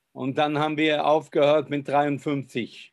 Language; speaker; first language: German; non-native, fluent; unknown